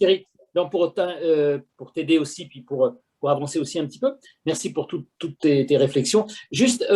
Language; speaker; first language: French; native; French